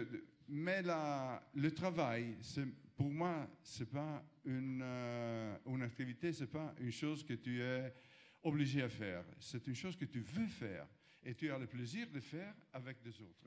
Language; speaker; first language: French; non-native, fluent; Italian